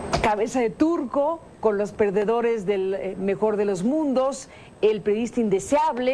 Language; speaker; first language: Spanish; native; Spanish